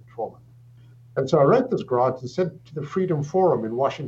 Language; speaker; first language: English; native; English